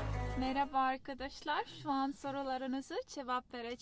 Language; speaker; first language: Turkish; non-native, fluent; Estonian